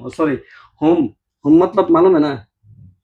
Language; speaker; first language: Hindi; non-native, learner; Bangla